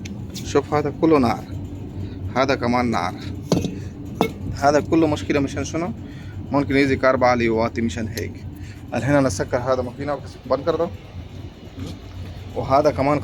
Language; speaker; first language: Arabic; non-native, learner; Bangla